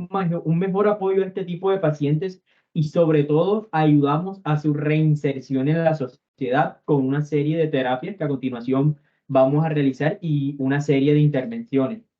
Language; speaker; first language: Spanish; native; Spanish